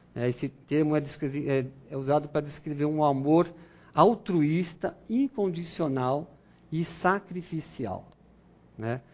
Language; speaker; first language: Portuguese; non-native, fluent; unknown